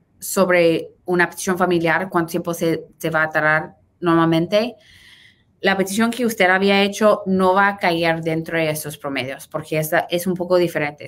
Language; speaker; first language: Spanish; early bilingual, heritage; Spanish